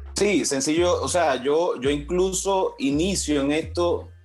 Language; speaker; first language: Spanish; native; Spanish